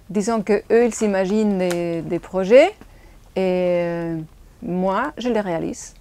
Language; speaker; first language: French; non-native, fluent; Spanish